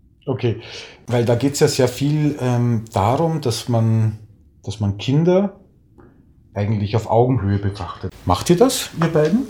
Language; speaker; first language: German; native; German